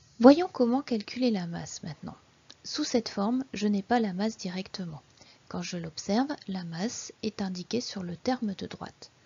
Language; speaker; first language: French; native; French